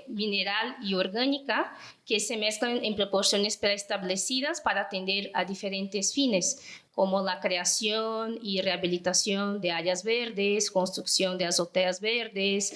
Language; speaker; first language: Spanish; non-native, fluent; Portuguese